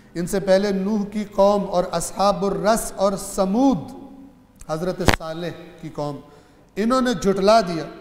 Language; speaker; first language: Urdu; non-native, local second language; Punjabi